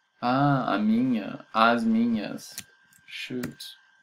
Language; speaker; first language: Portuguese; native; Portuguese